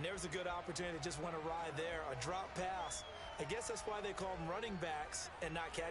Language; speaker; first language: English; native; English